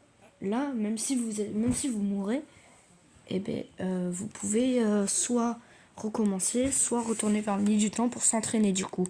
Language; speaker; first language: French; native; French